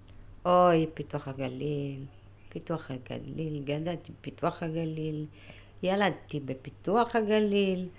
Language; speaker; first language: Hebrew; early bilingual, other home language; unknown